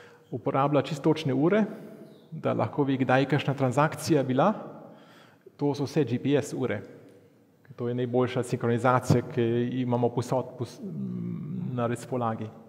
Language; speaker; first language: Slovenian; early bilingual, heritage; Slovenian